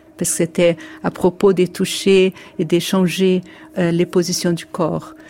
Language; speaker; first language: French; non-native, fluent; Portuguese